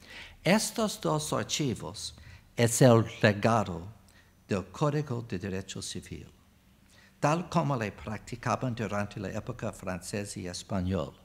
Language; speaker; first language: Spanish; non-native, fluent; English